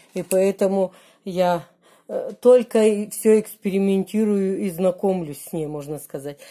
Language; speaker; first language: Russian; native; Russian